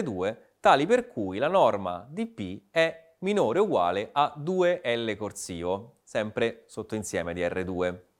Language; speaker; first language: Italian; native; Italian